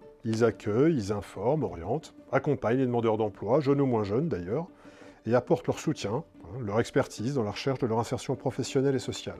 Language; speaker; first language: French; native; French